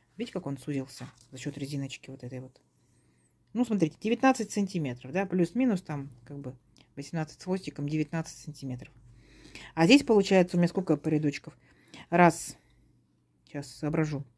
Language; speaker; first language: Russian; native; Russian